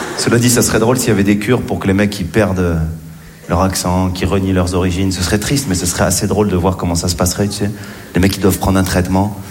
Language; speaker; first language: French; native; French